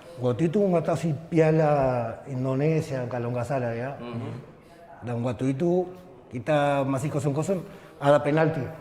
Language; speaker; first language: Indonesian; non-native, learner; Spanish